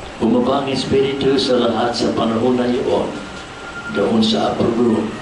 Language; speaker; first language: Filipino; non-native, fluent; English